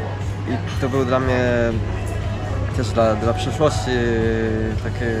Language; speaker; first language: Polish; non-native, fluent; Italian